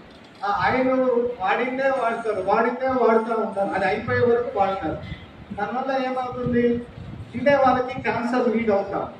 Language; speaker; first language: Telugu; native; Telugu